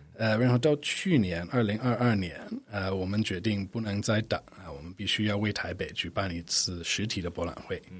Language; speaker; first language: Chinese; non-native, fluent; English